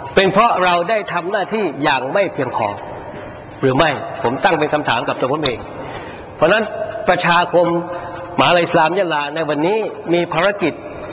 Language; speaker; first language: Thai; non-native, local second language; Pattani Malay